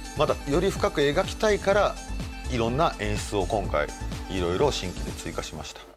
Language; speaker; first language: Japanese; native; Japanese